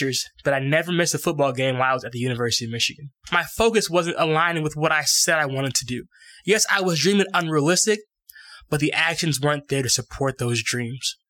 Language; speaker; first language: English; native; English